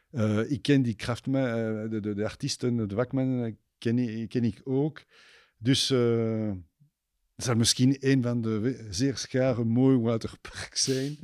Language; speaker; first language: Dutch; non-native, fluent; French